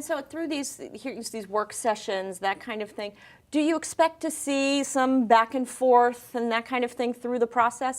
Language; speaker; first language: English; native; English